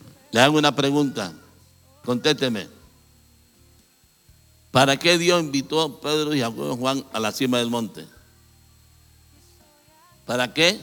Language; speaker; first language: Spanish; native; Spanish